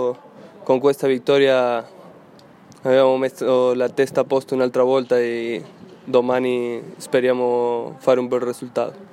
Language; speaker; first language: Italian; non-native, learner; Spanish